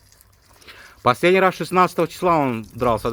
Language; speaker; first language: Russian; native; Russian